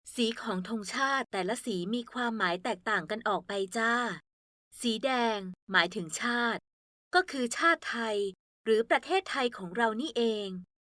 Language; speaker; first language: Thai; native; Thai